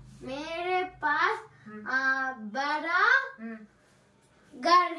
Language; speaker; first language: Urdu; non-native, local second language; Tamil